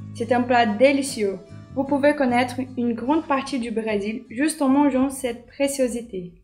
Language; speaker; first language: French; non-native, learner; Portuguese